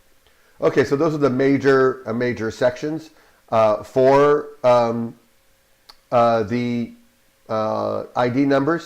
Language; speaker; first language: English; native; English